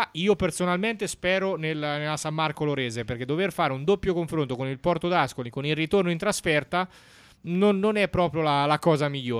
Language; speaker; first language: Italian; native; Italian